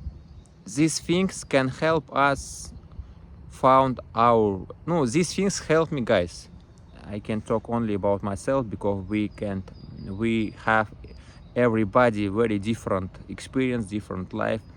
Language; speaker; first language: English; non-native, learner; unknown